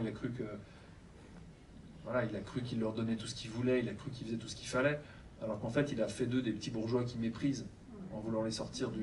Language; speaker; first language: French; native; French